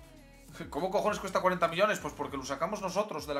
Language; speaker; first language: Spanish; native; Spanish